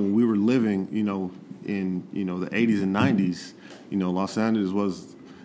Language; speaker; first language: English; native; English